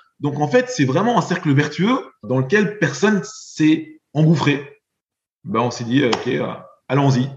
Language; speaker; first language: French; native; French